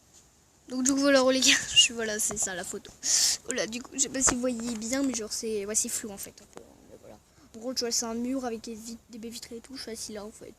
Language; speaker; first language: French; native; French